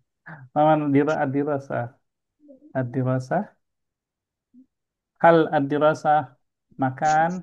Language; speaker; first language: Arabic; non-native, fluent; Indonesian